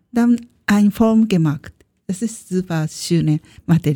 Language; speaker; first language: German; non-native, learner; Japanese